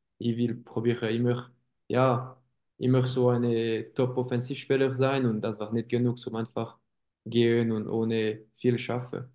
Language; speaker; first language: German; non-native, local second language; French